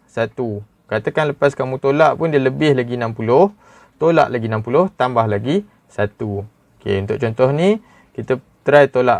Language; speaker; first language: Malay; native; Malay